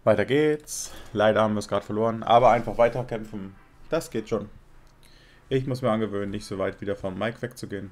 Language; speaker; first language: German; native; German